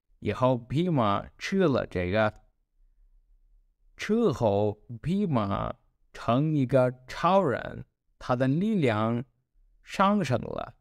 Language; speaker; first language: Chinese; non-native, learner; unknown